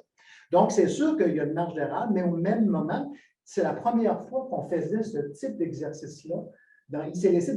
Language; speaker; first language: French; native; French